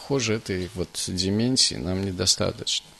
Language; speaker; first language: Russian; native; Russian